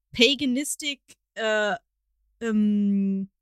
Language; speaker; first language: English; non-native, fluent; German